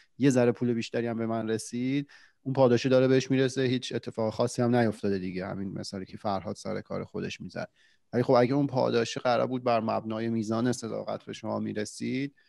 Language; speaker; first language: Persian; native; Persian